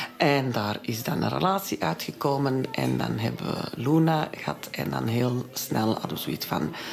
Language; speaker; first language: Dutch; non-native, local second language; French